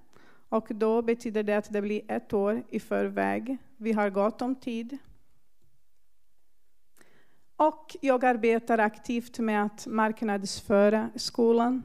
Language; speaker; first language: Swedish; non-native, fluent; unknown